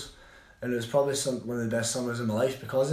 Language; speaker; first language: English; native; English